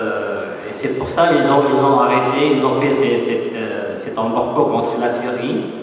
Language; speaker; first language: French; non-native, fluent; Arabic